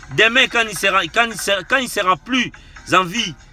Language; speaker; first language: French; non-native, local second language; Lingala